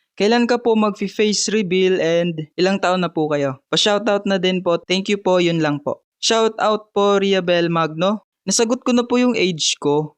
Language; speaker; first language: Filipino; non-native, local second language; Bikol